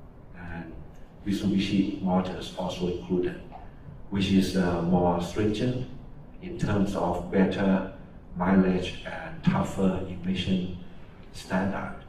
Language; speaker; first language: English; non-native, fluent; Thai